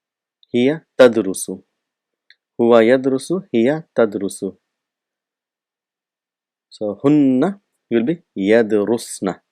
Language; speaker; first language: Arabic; non-native, fluent; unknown